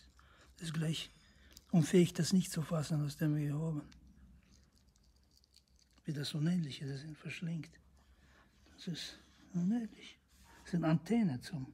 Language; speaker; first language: German; non-native, fluent; Russian